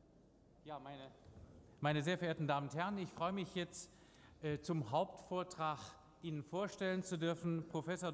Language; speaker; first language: German; native; German